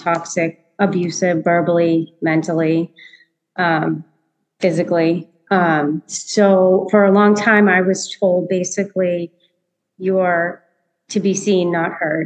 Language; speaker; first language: English; native; English